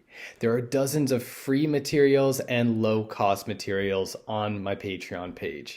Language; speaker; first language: English; native; English